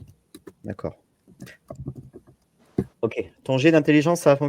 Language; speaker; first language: French; native; French